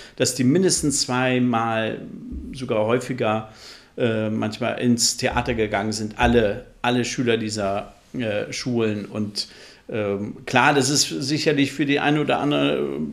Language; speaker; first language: German; native; German